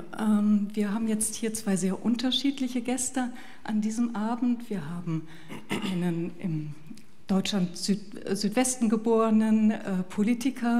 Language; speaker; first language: German; native; German